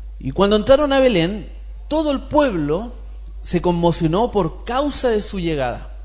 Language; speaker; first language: Spanish; native; Spanish